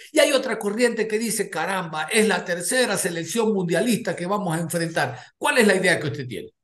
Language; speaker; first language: Spanish; native; Spanish